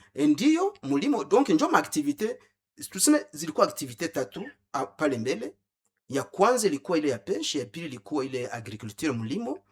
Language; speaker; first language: Swahili; non-native, local second language; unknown